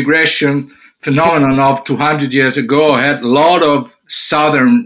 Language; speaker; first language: English; non-native, fluent; Italian